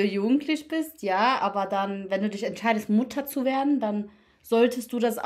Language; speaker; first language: German; early bilingual, other home language; Albanian